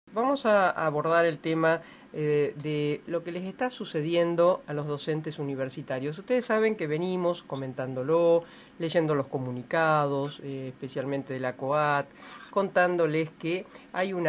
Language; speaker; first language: Spanish; native; Spanish